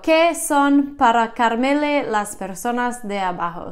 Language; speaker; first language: Spanish; non-native, fluent; English